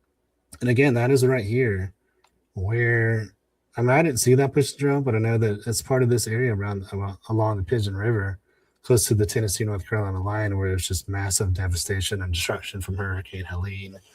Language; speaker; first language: English; native; English